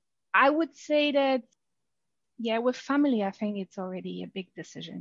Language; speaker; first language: English; non-native, fluent; Polish